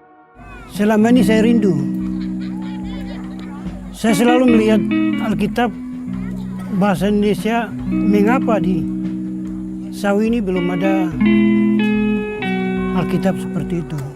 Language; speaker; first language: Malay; non-native, local second language; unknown